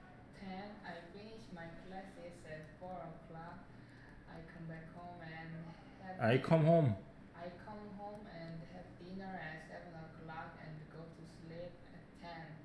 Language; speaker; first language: English; non-native, learner; Korean